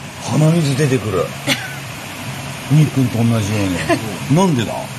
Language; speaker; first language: Japanese; native; Japanese